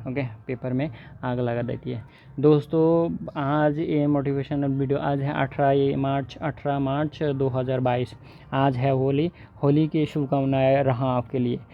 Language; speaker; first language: Hindi; non-native, local second language; Bangla